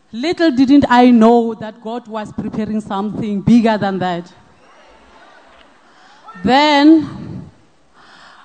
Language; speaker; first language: English; non-native, local second language; Northern Sotho